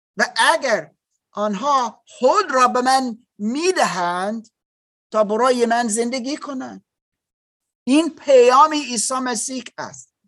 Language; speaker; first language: Persian; non-native, learner; German